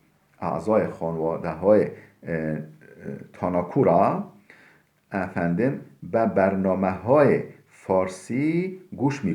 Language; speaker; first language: Persian; non-native, fluent; Turkish